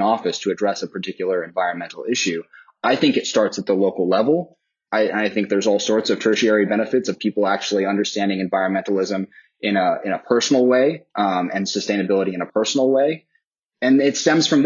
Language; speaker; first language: English; native; English